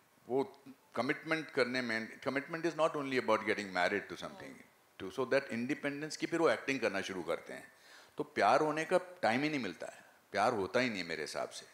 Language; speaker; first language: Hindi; native; Hindi